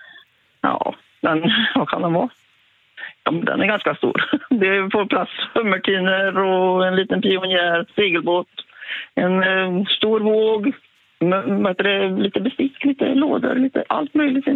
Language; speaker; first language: Swedish; native; Swedish